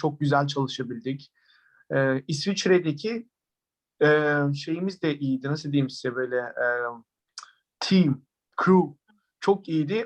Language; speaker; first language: Turkish; early bilingual, heritage; Turkish